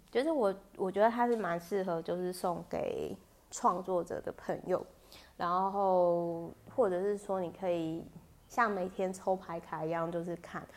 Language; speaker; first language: Chinese; native; Chinese